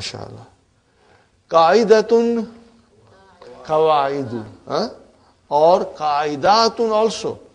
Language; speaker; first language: Arabic; non-native, fluent; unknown